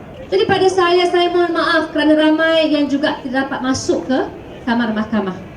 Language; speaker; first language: Malay; native; Malay